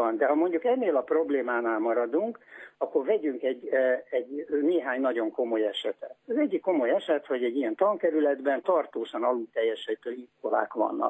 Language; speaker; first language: Hungarian; native; Hungarian